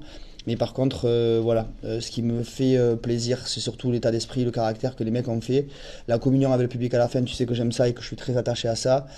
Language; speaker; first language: French; native; French